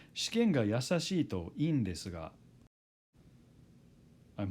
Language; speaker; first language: Japanese; non-native, fluent; English